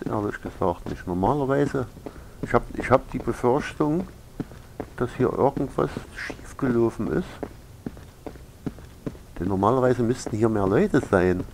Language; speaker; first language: German; native; German